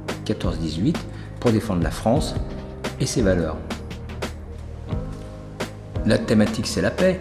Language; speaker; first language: French; native; French